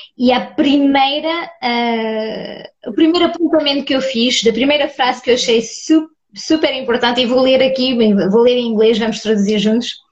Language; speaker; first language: Portuguese; early bilingual, heritage; Portuguese